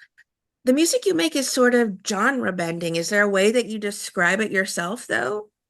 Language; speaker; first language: English; native; English